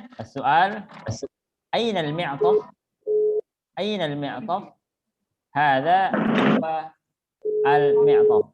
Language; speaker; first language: Arabic; non-native, fluent; Indonesian